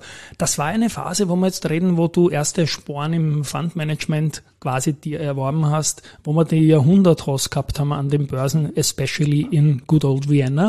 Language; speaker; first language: German; native; German